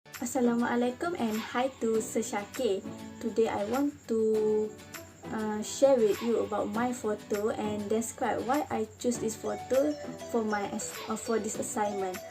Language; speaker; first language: English; non-native, learner; Malay